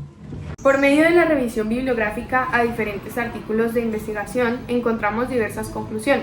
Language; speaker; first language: Spanish; native; Spanish